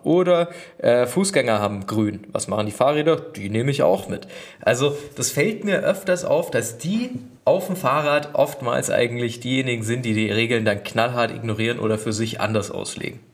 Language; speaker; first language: German; native; German